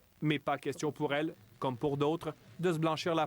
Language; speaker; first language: French; native; French